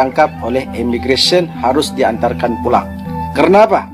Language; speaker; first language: Malay; native; Malay